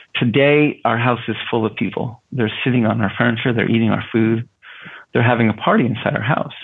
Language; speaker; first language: English; native; English